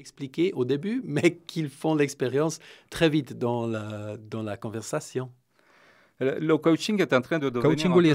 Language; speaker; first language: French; non-native, fluent; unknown